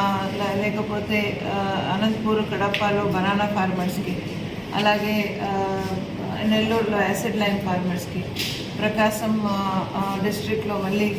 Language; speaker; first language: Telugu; native; Telugu